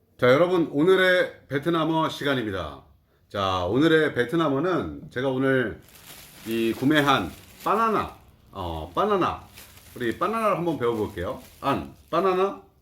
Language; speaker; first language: Korean; native; Korean